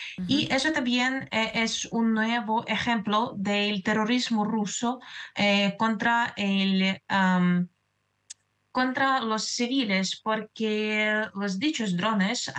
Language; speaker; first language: Spanish; non-native, fluent; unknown